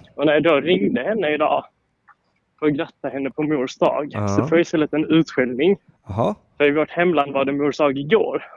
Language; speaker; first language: Swedish; native; Swedish